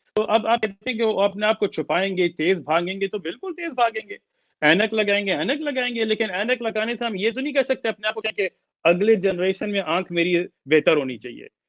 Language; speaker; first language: Urdu; early bilingual, heritage; Urdu